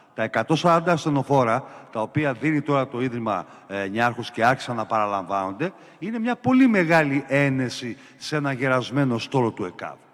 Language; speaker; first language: Greek; native; Greek